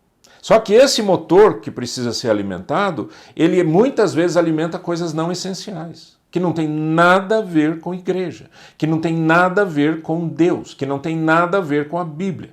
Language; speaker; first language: Portuguese; native; Portuguese